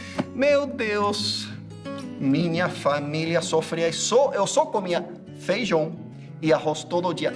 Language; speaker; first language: Portuguese; non-native, fluent; English